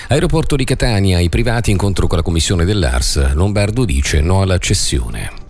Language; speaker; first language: Italian; native; Italian